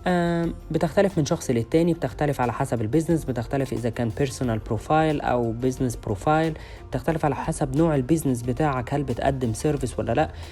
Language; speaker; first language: Arabic; native; Arabic